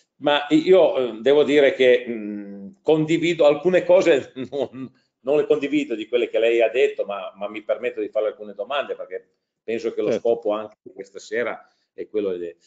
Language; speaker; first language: Italian; native; Italian